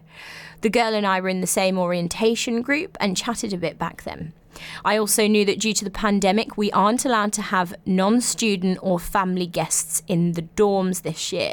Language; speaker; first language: English; native; English